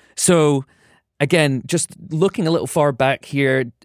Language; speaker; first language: English; native; English